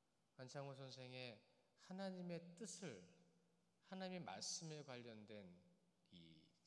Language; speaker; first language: Korean; native; Korean